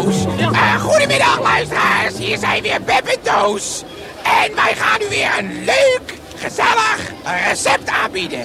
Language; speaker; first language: Dutch; native; Dutch